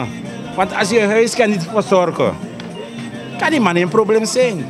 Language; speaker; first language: Dutch; non-native, local second language; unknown